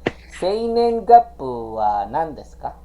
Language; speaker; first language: Japanese; non-native, fluent; Filipino